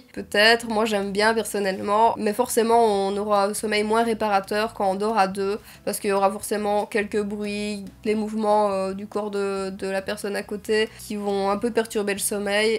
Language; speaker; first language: French; native; French